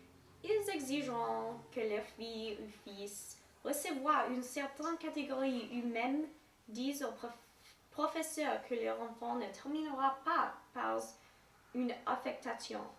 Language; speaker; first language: French; non-native, learner; English